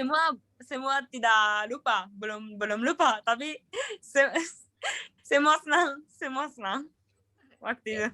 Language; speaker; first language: Indonesian; non-native, learner; Japanese